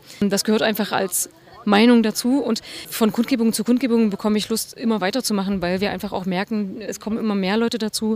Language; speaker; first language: German; native; German